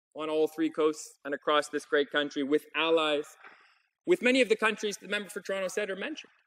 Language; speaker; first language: English; native; English